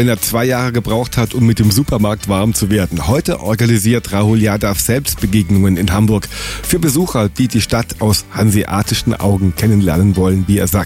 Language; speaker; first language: German; native; German